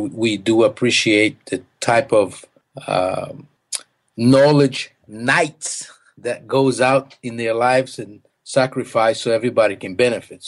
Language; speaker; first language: English; non-native, fluent; Portuguese